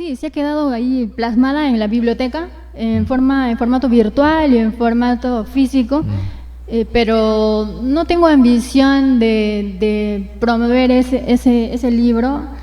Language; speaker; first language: Spanish; native; Spanish